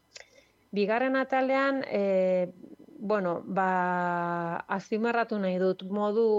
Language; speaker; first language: Basque; native; Basque